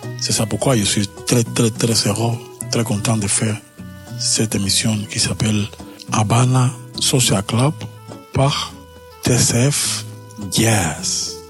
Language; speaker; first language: French; non-native, learner; Spanish